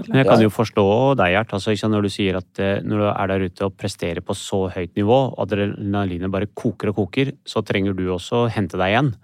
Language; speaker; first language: Norwegian; early bilingual, other home language; Urdu